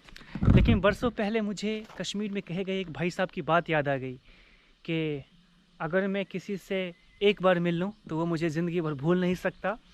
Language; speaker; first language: Hindi; native; Hindi